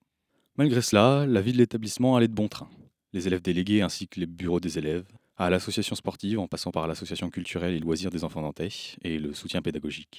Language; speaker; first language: French; native; French